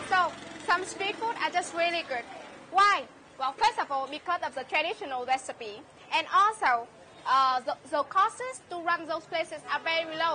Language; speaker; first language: English; non-native, fluent; Vietnamese